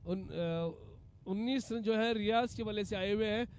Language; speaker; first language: Hindi; non-native, local second language; Kannada